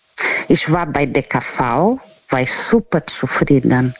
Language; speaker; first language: German; non-native, learner; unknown